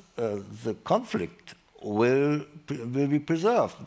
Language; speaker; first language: English; non-native, fluent; German